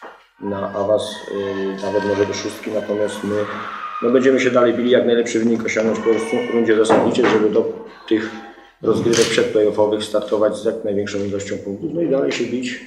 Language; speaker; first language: Polish; native; Polish